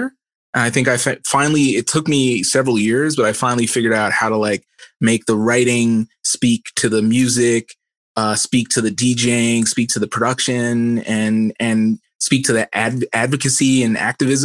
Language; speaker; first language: English; native; English